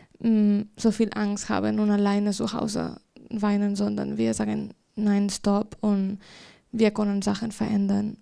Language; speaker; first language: German; non-native, fluent; Spanish